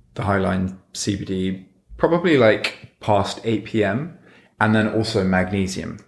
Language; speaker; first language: English; native; English